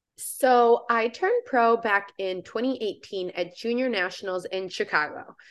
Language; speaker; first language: English; native; English